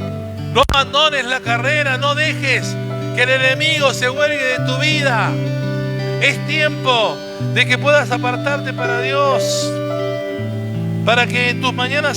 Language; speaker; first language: Spanish; native; Spanish